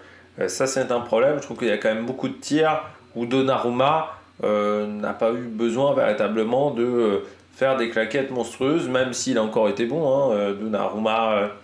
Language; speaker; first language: French; native; French